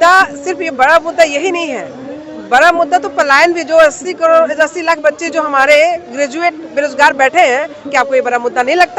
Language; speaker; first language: Hindi; native; Hindi